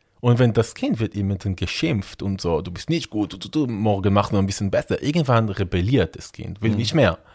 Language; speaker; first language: German; non-native, fluent; Hebrew